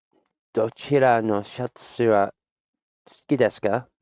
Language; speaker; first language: Japanese; non-native, learner; English